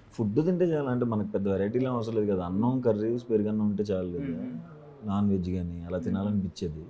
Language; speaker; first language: Telugu; native; Telugu